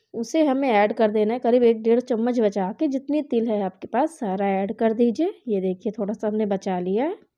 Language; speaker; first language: Hindi; native; Hindi